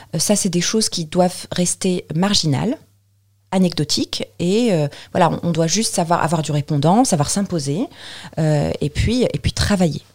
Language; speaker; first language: French; non-native, local second language; Arabic